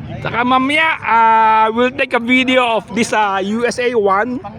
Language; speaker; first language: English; non-native, local second language; Filipino